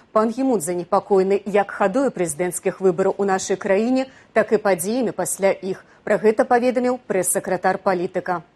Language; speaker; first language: Belarusian; native; Belarusian